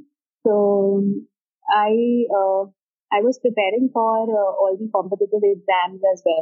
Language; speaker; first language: English; non-native, local second language; Hindi